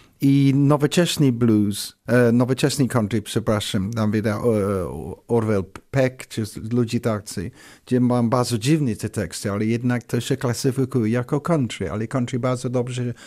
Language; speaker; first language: Polish; non-native, learner; English